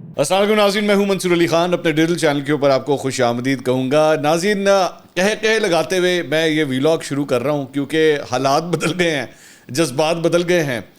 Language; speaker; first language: Urdu; native; Urdu